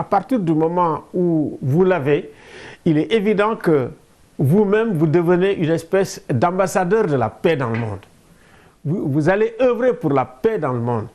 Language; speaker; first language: French; non-native, local second language; Wolof